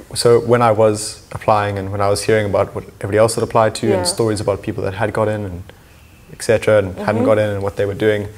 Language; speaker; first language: English; native; English